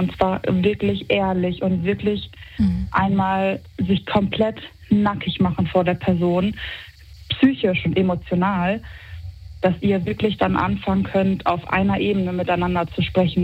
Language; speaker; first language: German; native; German